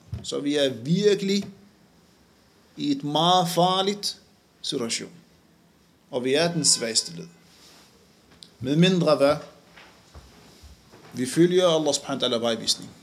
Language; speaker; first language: Danish; non-native, fluent; Arabic